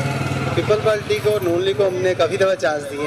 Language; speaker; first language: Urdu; non-native, local second language; Punjabi